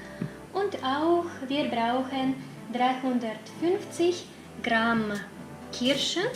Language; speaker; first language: German; non-native, fluent; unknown